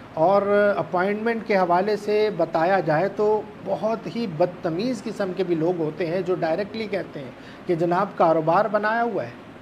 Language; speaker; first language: Urdu; native; Urdu